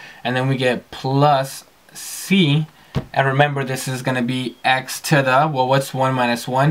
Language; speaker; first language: English; native; English